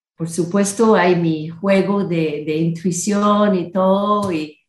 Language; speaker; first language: Spanish; non-native, fluent; English